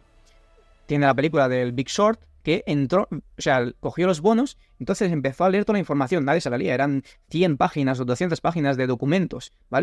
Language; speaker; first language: Spanish; native; Spanish